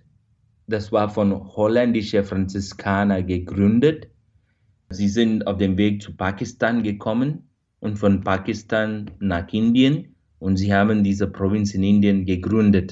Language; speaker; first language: German; non-native, fluent; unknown